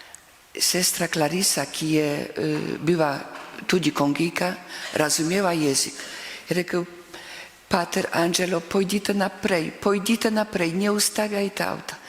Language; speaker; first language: Slovenian; non-native, fluent; Polish